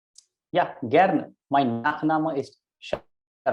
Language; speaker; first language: German; non-native, local second language; Hindi